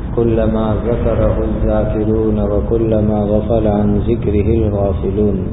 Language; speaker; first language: Urdu; non-native, local second language; Gujarati